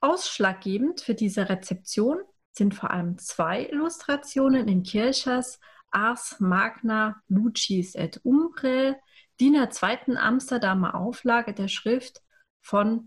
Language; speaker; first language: German; native; German